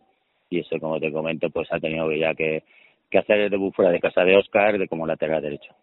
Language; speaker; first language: Spanish; native; Spanish